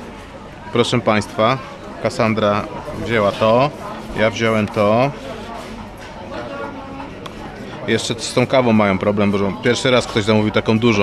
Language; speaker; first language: Polish; native; Polish